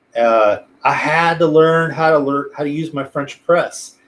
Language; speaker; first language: English; native; English